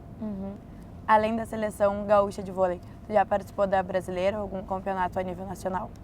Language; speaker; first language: Portuguese; native; Portuguese